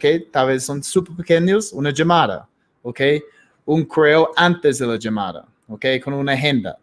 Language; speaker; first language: Spanish; non-native, fluent; English